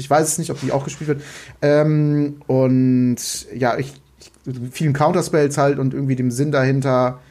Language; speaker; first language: German; native; German